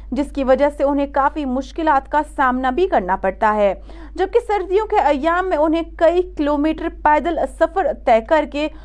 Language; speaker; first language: Urdu; non-native, local second language; Kashmiri